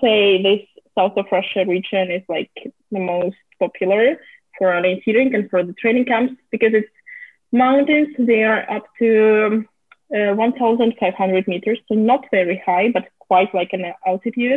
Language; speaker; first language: English; non-native, fluent; Russian